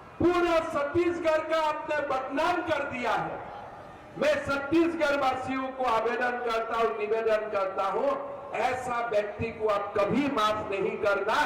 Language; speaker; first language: Hindi; non-native, local second language; Assamese